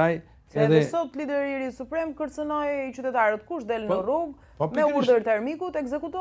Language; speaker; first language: Albanian; native; Albanian